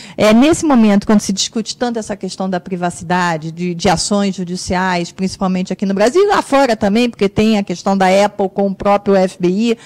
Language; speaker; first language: Portuguese; native; Portuguese